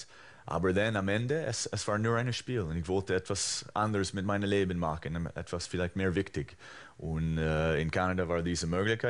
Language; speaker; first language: German; non-native, fluent; English